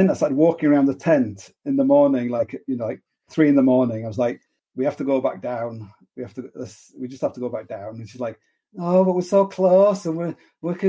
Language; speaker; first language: English; native; English